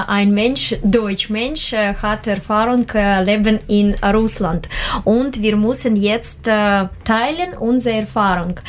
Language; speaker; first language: German; non-native, learner; Russian